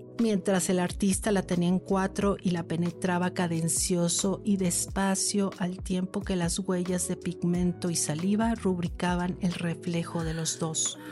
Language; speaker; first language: Spanish; native; Spanish